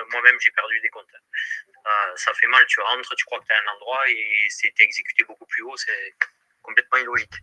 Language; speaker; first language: French; native; French